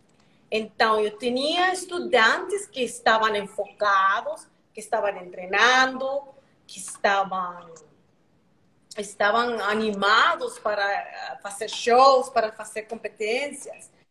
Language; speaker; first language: Portuguese; non-native, learner; Spanish